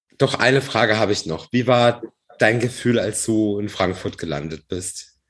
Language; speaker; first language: German; native; German